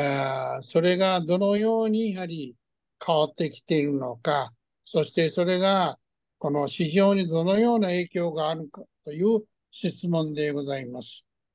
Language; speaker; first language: Japanese; early bilingual, heritage; Japanese